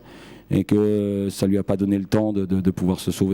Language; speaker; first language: French; native; French